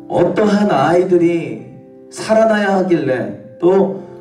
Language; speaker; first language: Korean; native; Korean